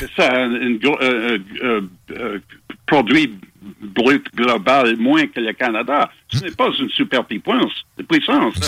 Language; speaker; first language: French; non-native, local second language; English